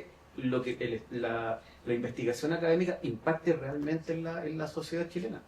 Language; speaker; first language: Spanish; native; Spanish